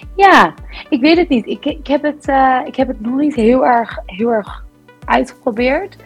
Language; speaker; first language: Dutch; early bilingual, other home language; English